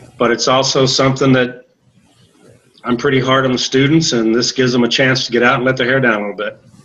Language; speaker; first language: English; native; English